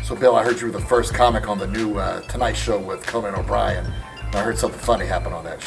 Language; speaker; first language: English; native; English